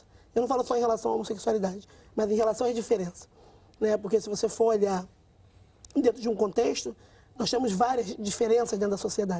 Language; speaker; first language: Portuguese; native; Portuguese